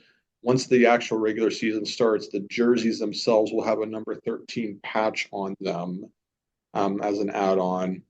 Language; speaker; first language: English; native; English